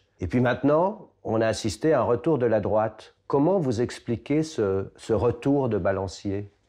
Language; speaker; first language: French; native; French